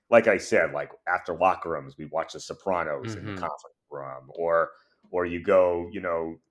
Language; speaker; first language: English; native; English